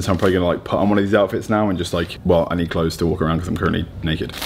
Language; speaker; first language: English; native; English